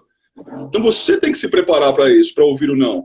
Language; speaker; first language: Portuguese; native; Portuguese